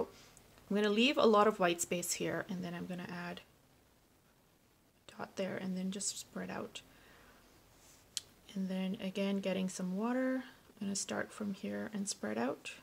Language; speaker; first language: English; native; English